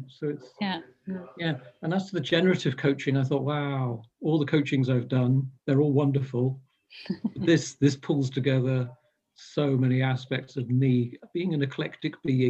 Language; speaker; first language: English; native; English